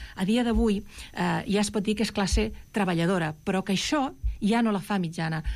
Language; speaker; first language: Catalan; non-native, local second language; Spanish